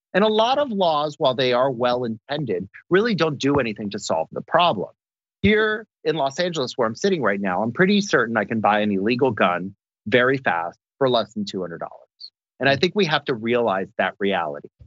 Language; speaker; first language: English; native; English